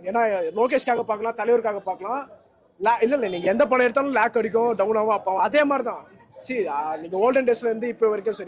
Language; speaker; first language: Tamil; native; Tamil